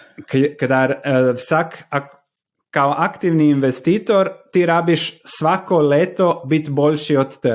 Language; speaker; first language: Slovenian; non-native, learner; Croatian